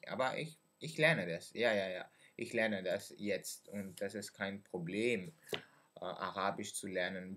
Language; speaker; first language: German; non-native, learner; French